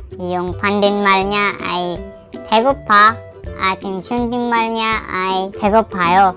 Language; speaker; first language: Filipino; non-native, local second language; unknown